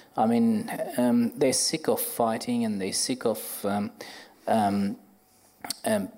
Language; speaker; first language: English; non-native, fluent; Arabic